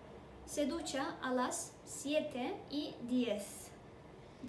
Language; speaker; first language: Spanish; non-native, fluent; Turkish